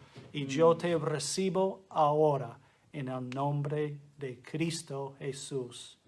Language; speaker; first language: Spanish; non-native, fluent; English